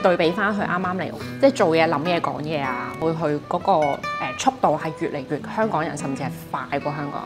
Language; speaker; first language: Chinese; native; Chinese